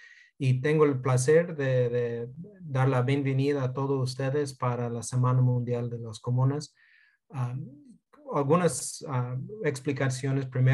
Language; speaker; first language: Spanish; non-native, fluent; English